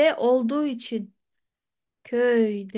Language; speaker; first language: Turkish; non-native, fluent; Kyrgyz